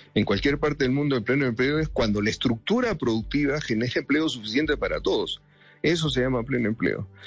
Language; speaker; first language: Spanish; native; Spanish